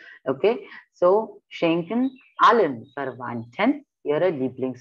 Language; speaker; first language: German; non-native, fluent; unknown